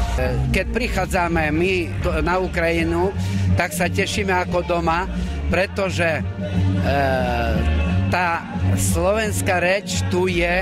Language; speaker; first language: Slovak; non-native, local second language; Ukrainian